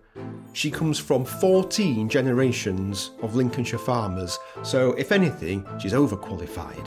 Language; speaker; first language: English; native; English